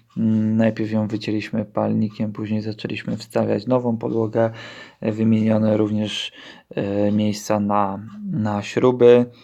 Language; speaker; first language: Polish; native; Polish